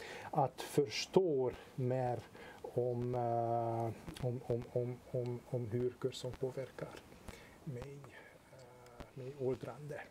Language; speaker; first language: Swedish; non-native, fluent; Hungarian